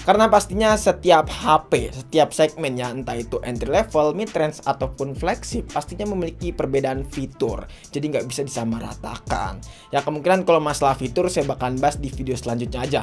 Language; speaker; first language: Indonesian; native; Indonesian